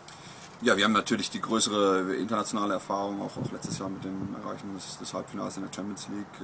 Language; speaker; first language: German; native; German